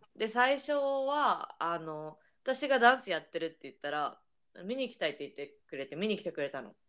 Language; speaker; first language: Japanese; native; Japanese